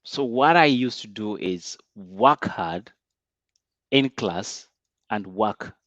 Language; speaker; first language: English; non-native, local second language; Swahili